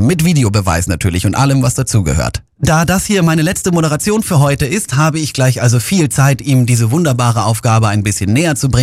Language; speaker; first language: German; native; German